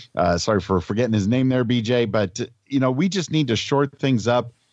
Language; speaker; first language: English; native; English